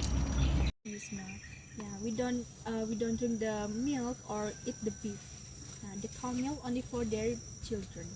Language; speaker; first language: English; non-native, fluent; Indonesian